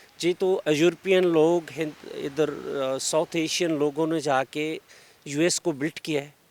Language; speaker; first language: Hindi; non-native, local second language; Punjabi